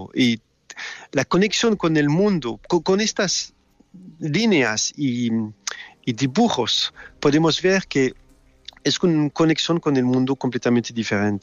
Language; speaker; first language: Spanish; non-native, learner; French